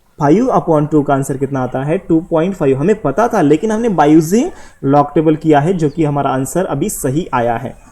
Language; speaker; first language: Hindi; non-native, local second language; Marathi